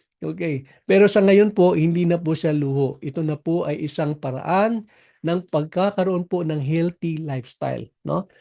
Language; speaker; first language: Filipino; non-native, local second language; Cebuano